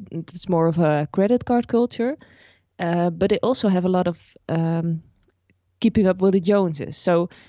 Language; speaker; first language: English; non-native, fluent; Dutch